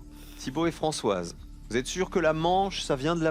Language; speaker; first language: French; native; French